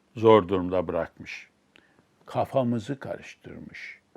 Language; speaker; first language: Turkish; native; Turkish